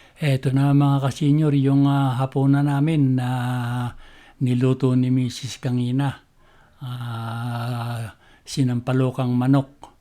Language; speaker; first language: Filipino; native; Filipino